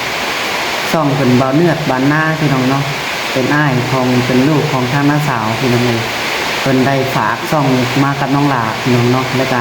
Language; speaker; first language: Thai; non-native, local second language; Lao